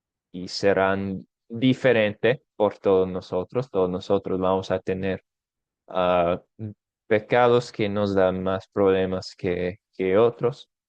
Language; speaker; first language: Spanish; non-native, fluent; English